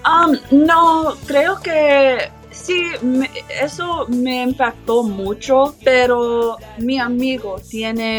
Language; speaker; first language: Spanish; early bilingual, heritage; English